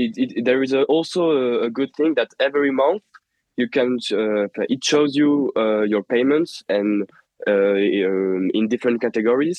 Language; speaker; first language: English; non-native, fluent; French